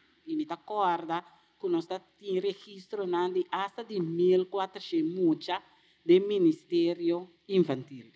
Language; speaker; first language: Portuguese; non-native, learner; Papiamento